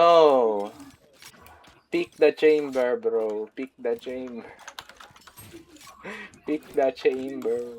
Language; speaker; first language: English; non-native, local second language; Filipino